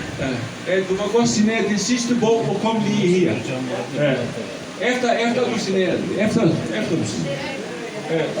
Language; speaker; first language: Danish; non-native, fluent; Turkish